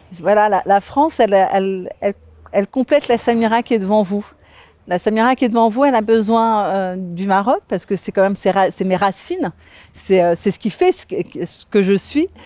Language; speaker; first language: French; native; French